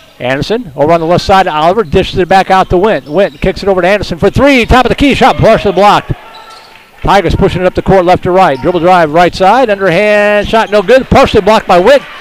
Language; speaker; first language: English; native; English